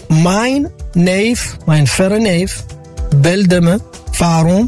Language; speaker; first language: Dutch; non-native, fluent; Arabic